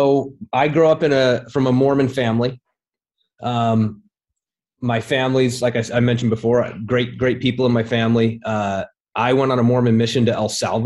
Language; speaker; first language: English; native; English